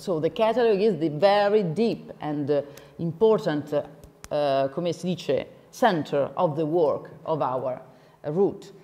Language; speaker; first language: English; non-native, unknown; Italian